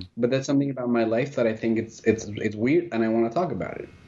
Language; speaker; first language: English; non-native, fluent; Spanish